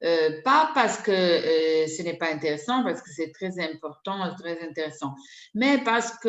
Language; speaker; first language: French; non-native, fluent; Italian